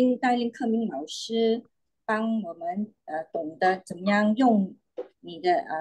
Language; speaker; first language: Chinese; non-native, learner; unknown